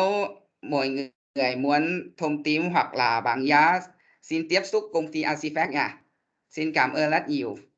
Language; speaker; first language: Vietnamese; non-native, learner; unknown